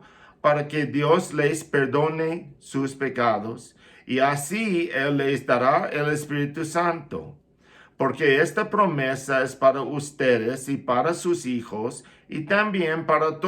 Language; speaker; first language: Spanish; non-native, fluent; English